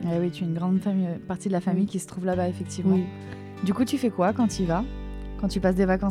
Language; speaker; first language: French; native; French